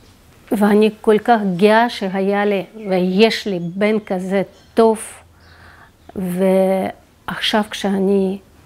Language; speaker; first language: Hebrew; non-native, fluent; Russian